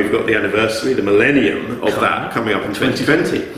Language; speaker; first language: English; native; English